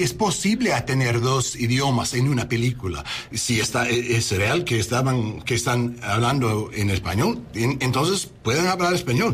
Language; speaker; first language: Spanish; non-native, learner; English